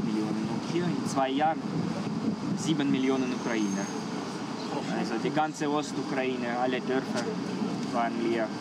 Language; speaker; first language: German; non-native, fluent; Ukrainian